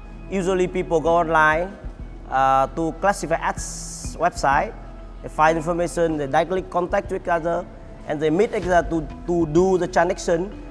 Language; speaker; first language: English; non-native, fluent; Vietnamese